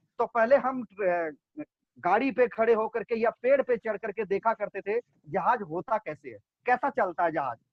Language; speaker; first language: Hindi; native; Hindi